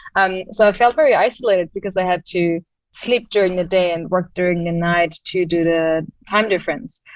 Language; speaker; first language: English; non-native, fluent; German